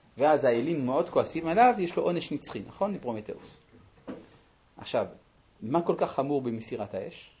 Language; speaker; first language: Hebrew; native; Hebrew